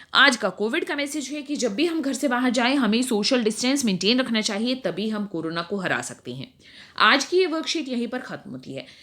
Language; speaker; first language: Hindi; native; Hindi